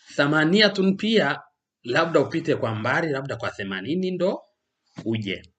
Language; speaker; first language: Swahili; non-native, local second language; Rundi